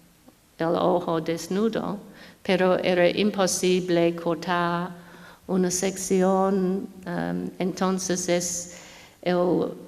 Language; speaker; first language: Spanish; non-native, fluent; English